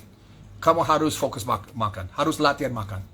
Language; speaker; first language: Indonesian; non-native, fluent; English